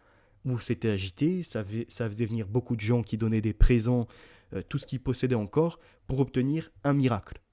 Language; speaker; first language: French; native; French